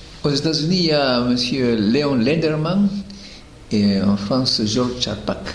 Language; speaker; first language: French; non-native, fluent; Spanish